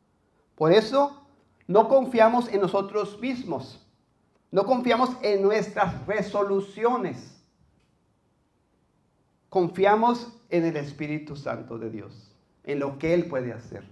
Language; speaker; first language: Spanish; native; Spanish